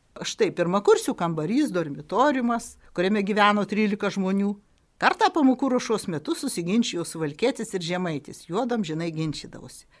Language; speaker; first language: Lithuanian; native; Lithuanian